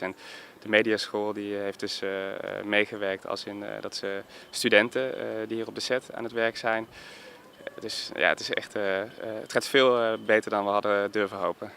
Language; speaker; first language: Dutch; native; Dutch